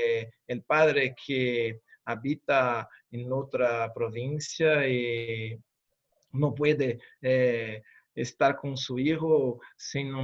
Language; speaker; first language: Spanish; non-native, fluent; Portuguese